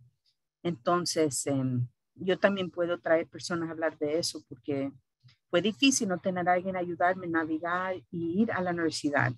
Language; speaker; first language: Spanish; early bilingual, heritage; Spanish